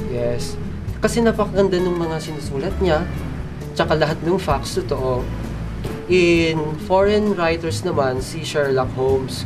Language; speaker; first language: Filipino; non-native, local second language; Iloko